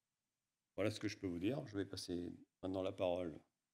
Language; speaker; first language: French; native; French